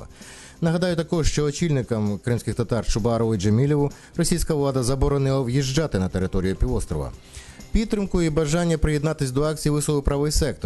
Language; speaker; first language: Ukrainian; native; Ukrainian